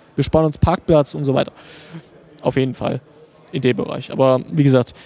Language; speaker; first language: German; native; German